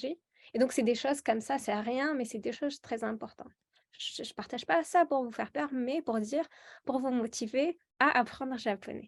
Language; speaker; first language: French; non-native, local second language; Arabic